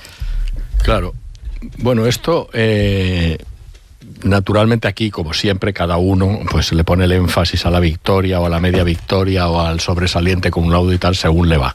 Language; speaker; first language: Spanish; native; Spanish